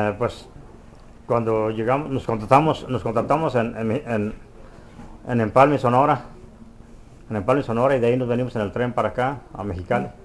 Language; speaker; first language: Spanish; native; Spanish